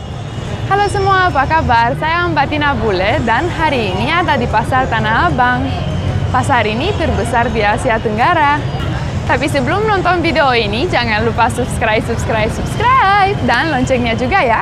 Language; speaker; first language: Indonesian; non-native, fluent; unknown